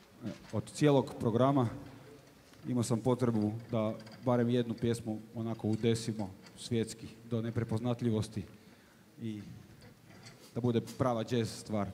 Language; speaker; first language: Croatian; native; Croatian